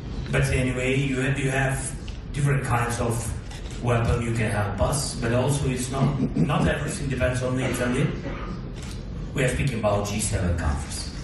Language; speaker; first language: English; non-native, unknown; Russian